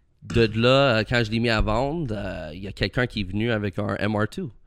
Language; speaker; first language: French; early bilingual, heritage; French